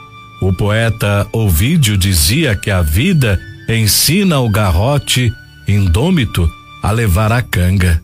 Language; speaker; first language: Portuguese; native; Portuguese